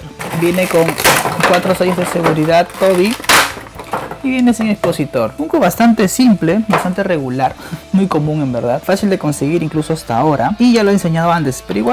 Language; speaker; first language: Spanish; native; Spanish